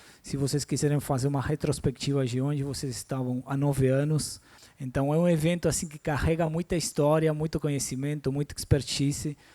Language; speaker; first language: Portuguese; non-native, fluent; Spanish